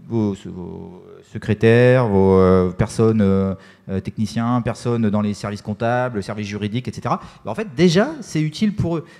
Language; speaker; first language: French; native; French